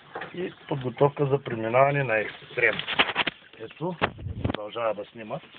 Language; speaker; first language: Bulgarian; native; Bulgarian